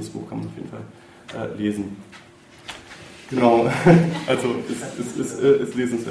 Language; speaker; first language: German; native; German